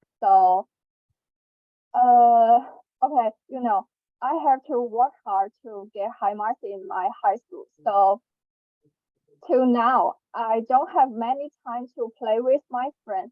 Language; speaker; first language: English; non-native, learner; Chinese